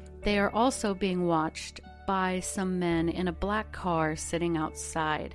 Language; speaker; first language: English; native; English